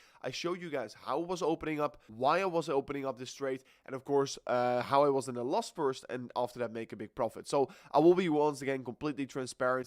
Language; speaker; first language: English; non-native, fluent; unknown